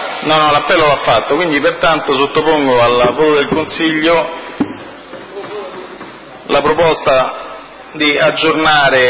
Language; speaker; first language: Italian; native; Italian